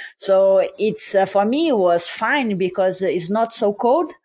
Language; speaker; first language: English; non-native, learner; Portuguese